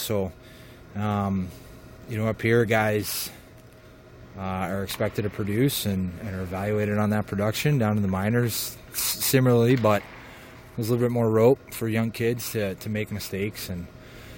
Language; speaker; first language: English; native; English